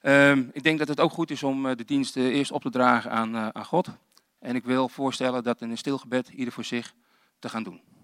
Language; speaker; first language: Dutch; native; Dutch